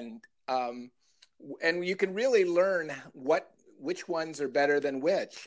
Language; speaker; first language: English; native; English